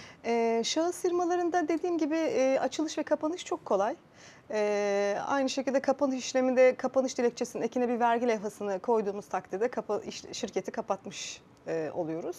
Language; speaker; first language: Turkish; native; Turkish